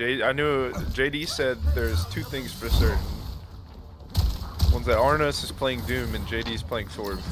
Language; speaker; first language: English; native; English